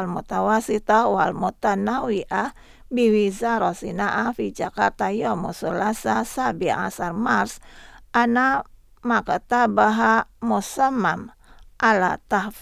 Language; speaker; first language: Arabic; non-native, fluent; Indonesian